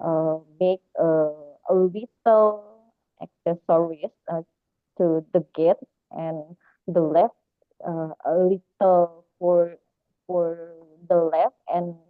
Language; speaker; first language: English; non-native, learner; Indonesian